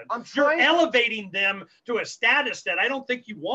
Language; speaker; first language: English; native; English